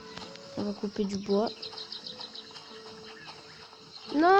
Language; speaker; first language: French; native; French